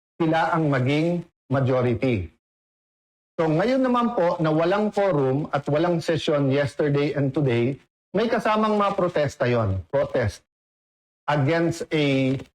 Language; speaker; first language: Filipino; native; Filipino